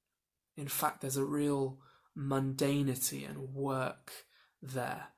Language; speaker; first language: English; native; English